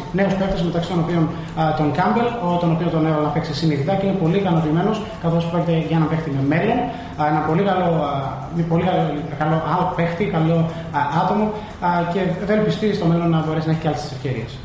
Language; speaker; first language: Greek; native; Greek